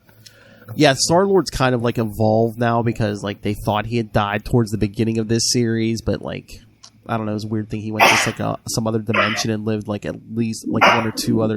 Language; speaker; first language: English; native; English